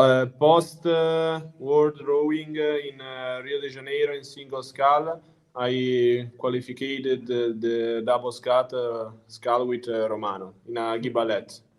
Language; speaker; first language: English; non-native, learner; Italian